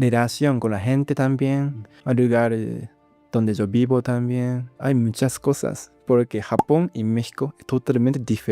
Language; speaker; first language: Spanish; non-native, learner; Japanese